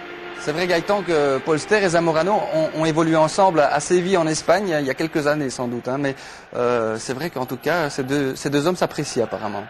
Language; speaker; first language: French; native; French